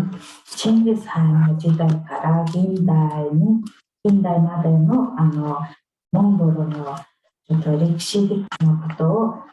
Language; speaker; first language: Japanese; non-native, fluent; Mongolian